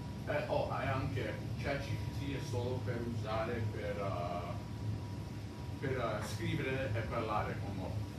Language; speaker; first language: Italian; non-native, learner; English